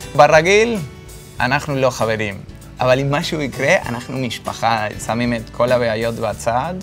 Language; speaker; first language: Hebrew; non-native, fluent; Spanish